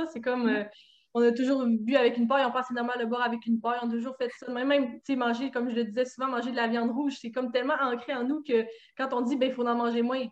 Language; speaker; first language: French; native; French